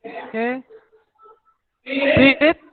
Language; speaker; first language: English; non-native, fluent; Indonesian